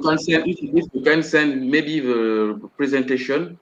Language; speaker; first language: English; non-native, learner; French